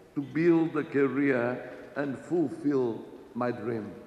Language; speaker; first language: English; non-native, fluent; Portuguese